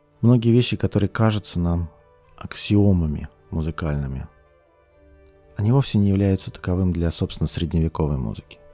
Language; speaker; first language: Russian; native; Russian